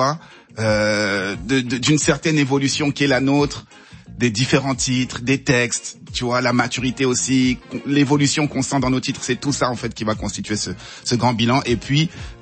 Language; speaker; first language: French; native; French